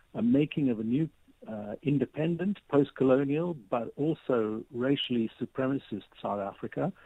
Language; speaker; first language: English; native; English